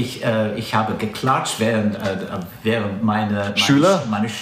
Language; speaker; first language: German; non-native, fluent; English